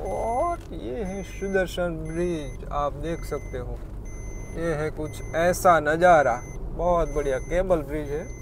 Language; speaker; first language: Hindi; non-native, local second language; Gujarati